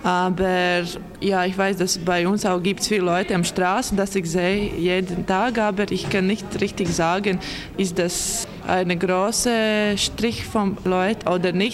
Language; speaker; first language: German; non-native, learner; Latvian